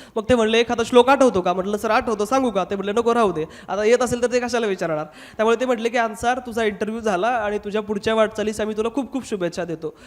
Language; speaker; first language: Marathi; non-native, local second language; Hindi